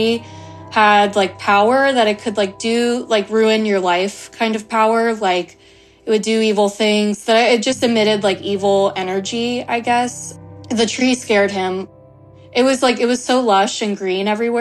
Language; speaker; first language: English; native; English